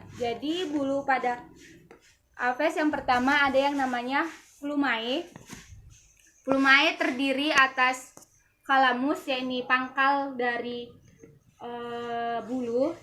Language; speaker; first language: Indonesian; native; Indonesian